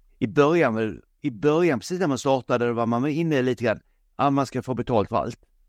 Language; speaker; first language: Swedish; native; Swedish